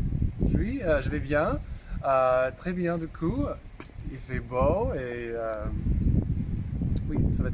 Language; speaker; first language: French; non-native, fluent; English